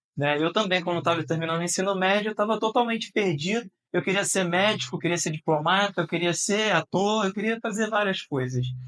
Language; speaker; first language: Portuguese; native; Portuguese